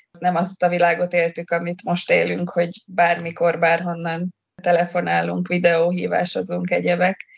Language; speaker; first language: Hungarian; native; Hungarian